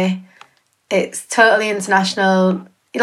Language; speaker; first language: English; native; English